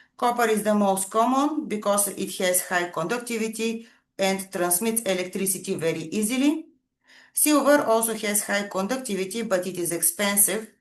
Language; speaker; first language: English; non-native, fluent; Bulgarian